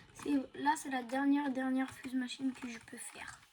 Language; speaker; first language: French; native; French